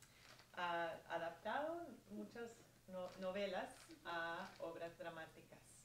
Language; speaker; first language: Spanish; early bilingual, heritage; Spanish